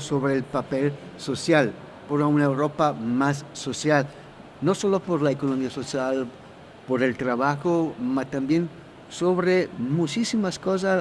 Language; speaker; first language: Spanish; non-native, fluent; Italian